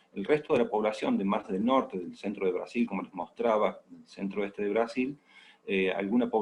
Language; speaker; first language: Spanish; native; Spanish